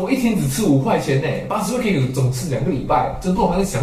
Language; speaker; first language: Chinese; native; Chinese